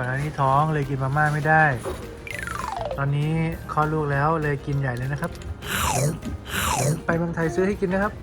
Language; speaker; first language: Thai; native; Thai